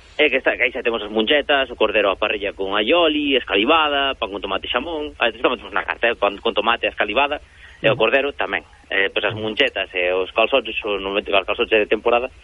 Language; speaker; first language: Galician; early bilingual, heritage; Galician